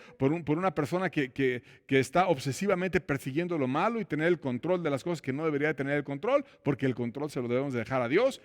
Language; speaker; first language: Spanish; native; Spanish